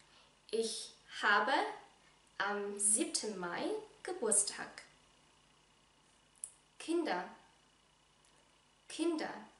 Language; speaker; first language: German; non-native, fluent; Vietnamese